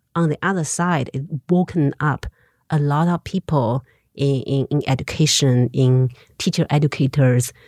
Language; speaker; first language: English; non-native, fluent; Chinese